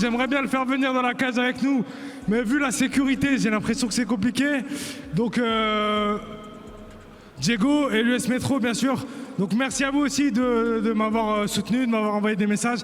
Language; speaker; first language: French; native; French